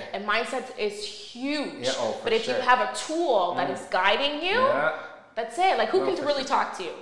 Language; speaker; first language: English; native; English